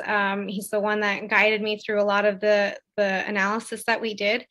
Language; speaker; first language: English; native; English